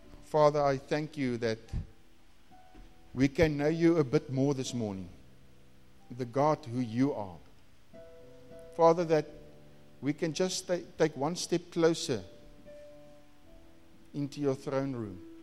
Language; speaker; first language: English; non-native, local second language; Afrikaans